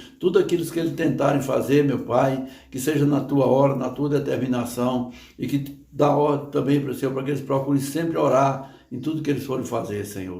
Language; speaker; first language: Portuguese; native; Portuguese